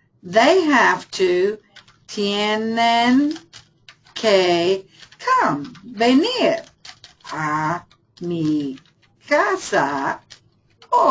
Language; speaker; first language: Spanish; non-native, fluent; English